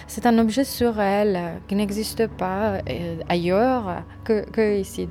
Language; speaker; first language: French; non-native, fluent; Persian